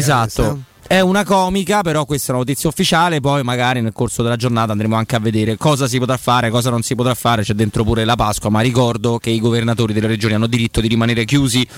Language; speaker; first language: Italian; native; Italian